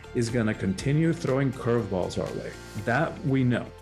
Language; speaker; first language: English; early bilingual, other home language; Spanish